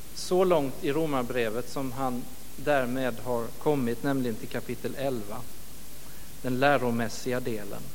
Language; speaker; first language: Swedish; native; Swedish